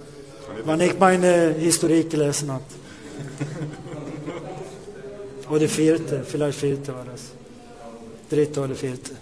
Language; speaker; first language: German; non-native, learner; Swedish